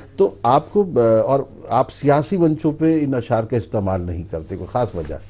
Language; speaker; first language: Hindi; native; Hindi